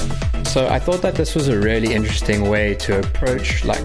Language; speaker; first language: English; native; English